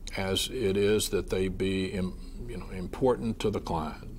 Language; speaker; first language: English; native; English